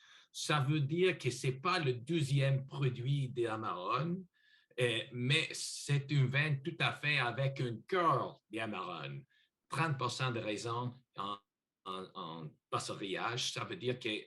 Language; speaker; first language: French; non-native, learner; English